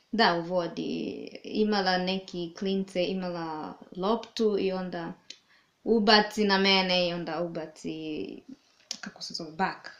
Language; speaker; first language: Serbian; non-native, learner; Swahili